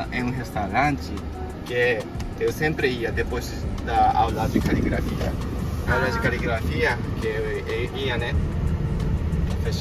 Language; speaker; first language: Portuguese; non-native, fluent; Japanese